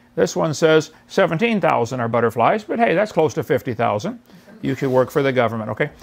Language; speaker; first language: English; native; English